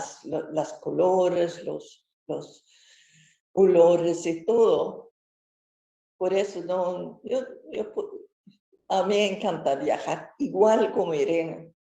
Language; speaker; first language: Spanish; non-native, fluent; Swedish